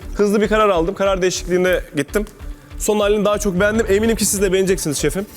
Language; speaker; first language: Turkish; native; Turkish